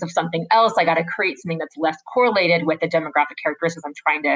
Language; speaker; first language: English; native; English